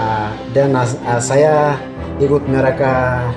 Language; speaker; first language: Indonesian; non-native, learner; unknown